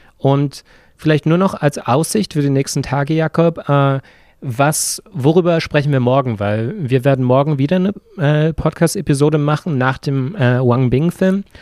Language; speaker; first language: German; native; German